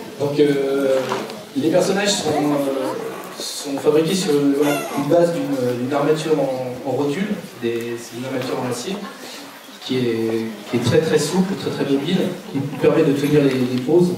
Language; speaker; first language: French; native; French